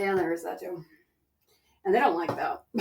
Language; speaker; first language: English; native; English